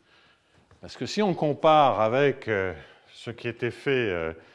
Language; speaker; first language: French; native; French